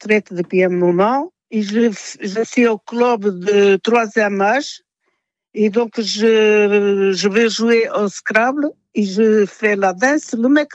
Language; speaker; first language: French; non-native, fluent; Portuguese